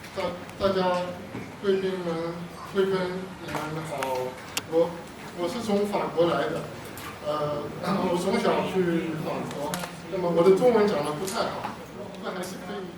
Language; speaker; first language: Chinese; early bilingual, heritage; Chinese